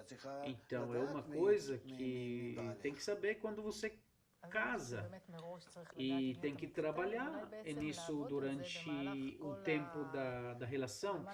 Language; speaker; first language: Portuguese; non-native, fluent; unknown